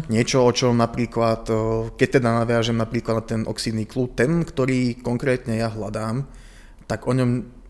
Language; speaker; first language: Slovak; native; Slovak